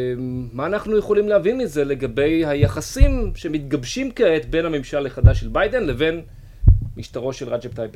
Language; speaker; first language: Hebrew; native; Hebrew